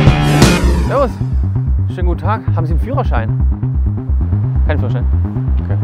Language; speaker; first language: German; native; German